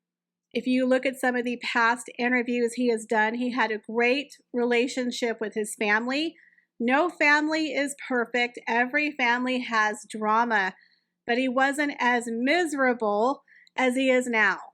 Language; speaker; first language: English; native; English